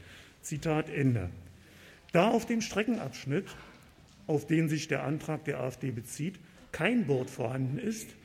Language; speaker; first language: German; native; German